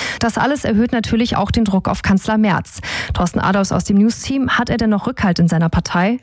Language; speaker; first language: German; native; German